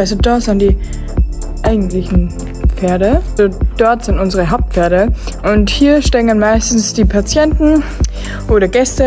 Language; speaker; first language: German; native; German